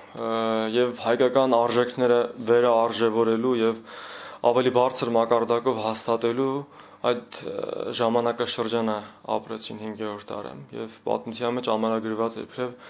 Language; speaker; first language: Armenian; native; Armenian